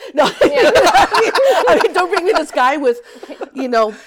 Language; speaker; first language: English; early bilingual, other home language; Greek